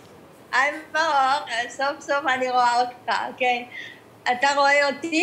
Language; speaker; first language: Hebrew; early bilingual, other home language; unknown